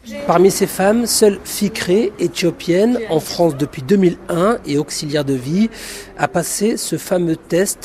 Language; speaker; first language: French; native; French